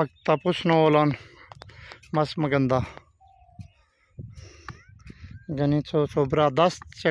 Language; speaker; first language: Filipino; non-native, learner; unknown